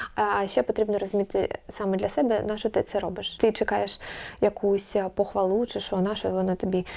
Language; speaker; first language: Ukrainian; non-native, local second language; Russian